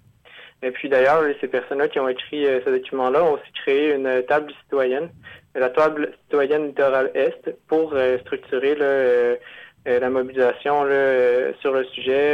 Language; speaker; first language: French; native; French